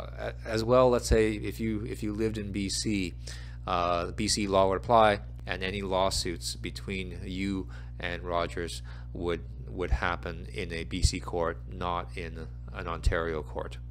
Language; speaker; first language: English; native; English